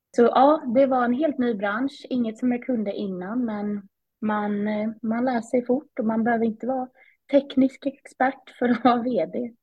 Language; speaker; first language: Swedish; native; Swedish